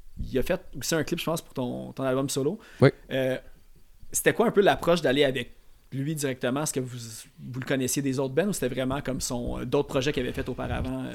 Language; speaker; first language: French; native; French